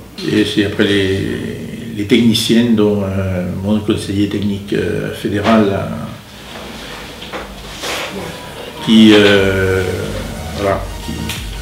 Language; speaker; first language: French; native; French